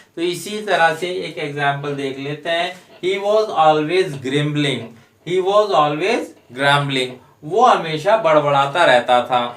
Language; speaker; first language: Hindi; native; Hindi